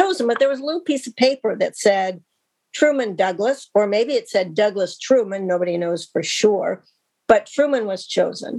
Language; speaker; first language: English; native; English